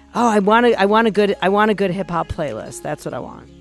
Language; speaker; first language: English; native; English